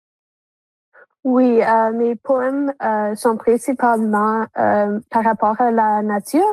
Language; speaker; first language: French; non-native, local second language; English